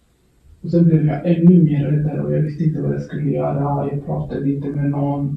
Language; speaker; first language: Swedish; early bilingual, other home language; Kurdish